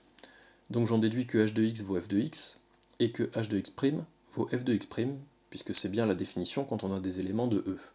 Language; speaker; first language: French; native; French